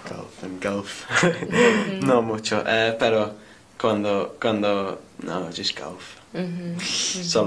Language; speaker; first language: Spanish; non-native, learner; English